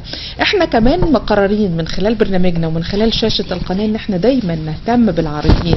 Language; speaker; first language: Arabic; native; Arabic